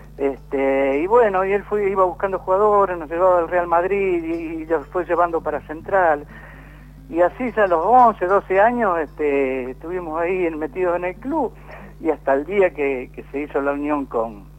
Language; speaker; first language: Spanish; native; Spanish